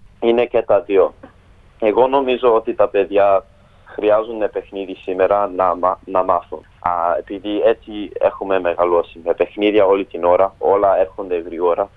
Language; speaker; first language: Greek; early bilingual, heritage; Greek